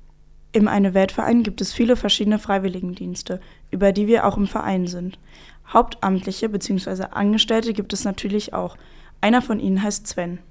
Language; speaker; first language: German; native; German